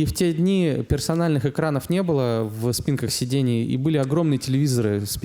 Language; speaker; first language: Russian; native; Russian